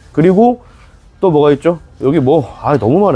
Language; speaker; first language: Korean; native; Korean